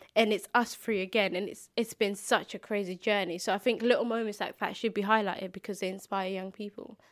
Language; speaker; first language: English; early bilingual, other home language; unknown